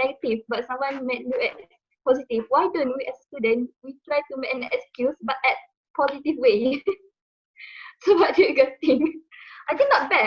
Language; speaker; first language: English; non-native, learner; Malay